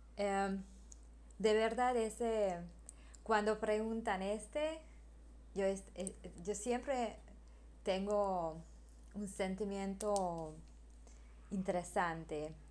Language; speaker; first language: Spanish; non-native, learner; Hungarian